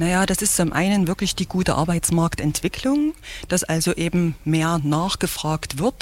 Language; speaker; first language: German; native; German